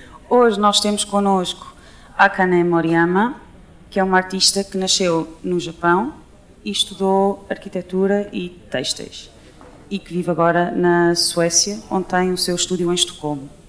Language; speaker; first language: Portuguese; native; Portuguese